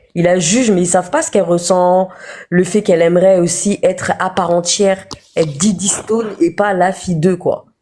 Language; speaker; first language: French; early bilingual, other home language; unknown